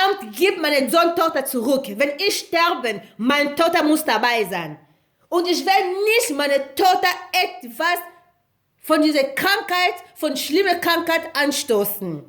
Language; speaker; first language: German; non-native, learner; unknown